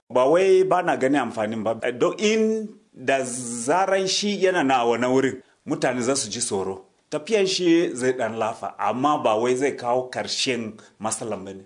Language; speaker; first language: Hausa; non-native, local second language; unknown